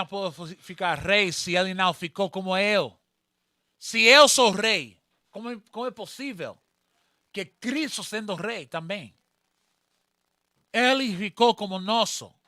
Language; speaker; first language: Portuguese; non-native, learner; Spanish